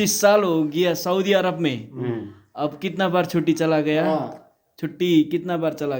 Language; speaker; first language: Hindi; non-native, learner; Nepali